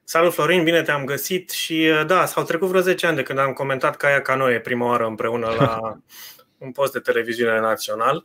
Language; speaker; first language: Romanian; native; Romanian